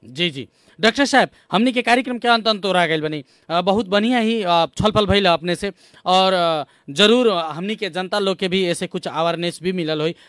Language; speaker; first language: Bhojpuri; native; Bhojpuri